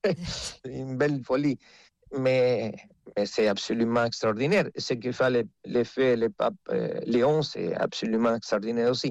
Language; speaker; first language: French; non-native, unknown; Spanish